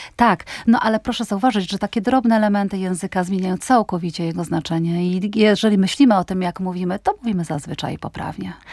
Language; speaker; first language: Polish; native; Polish